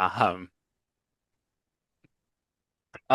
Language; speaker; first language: English; native; English